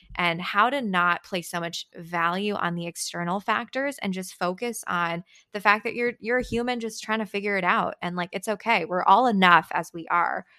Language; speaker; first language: English; early bilingual, other home language; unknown